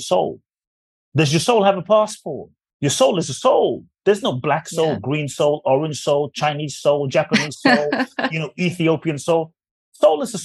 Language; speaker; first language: English; native; English